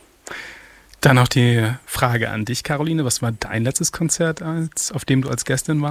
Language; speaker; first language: German; native; German